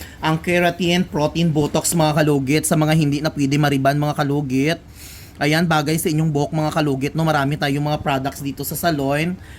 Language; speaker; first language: Filipino; non-native, local second language; Cebuano